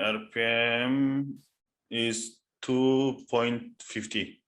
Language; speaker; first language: English; non-native, fluent; Turkish